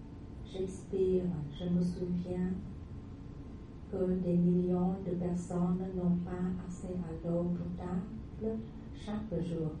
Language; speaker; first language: French; non-native, learner; Vietnamese